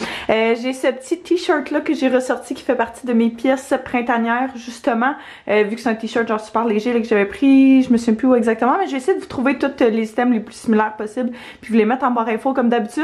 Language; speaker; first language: French; native; French